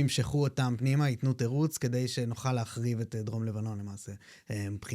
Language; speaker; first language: Hebrew; native; Hebrew